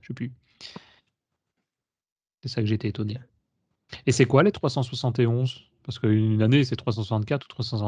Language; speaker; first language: French; native; French